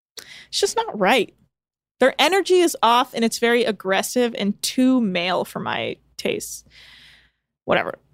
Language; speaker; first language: English; native; English